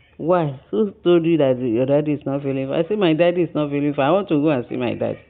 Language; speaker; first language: English; non-native, local second language; Yoruba